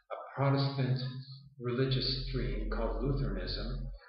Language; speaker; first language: English; non-native, local second language; Yiddish